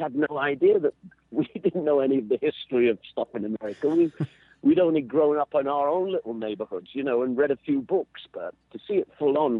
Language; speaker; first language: English; native; English